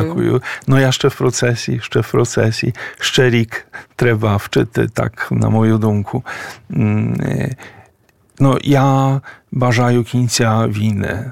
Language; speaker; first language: Ukrainian; non-native, fluent; Polish